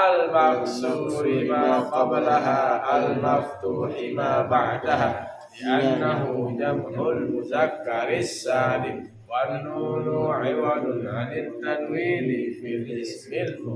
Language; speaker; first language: Arabic; non-native, fluent; Indonesian